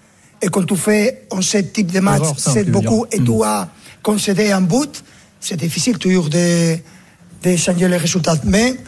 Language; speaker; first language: French; non-native, learner; Spanish